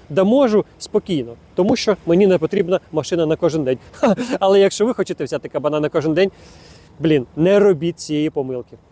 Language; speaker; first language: Ukrainian; non-native, local second language; Russian